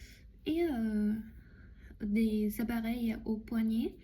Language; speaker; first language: French; non-native, learner; Chinese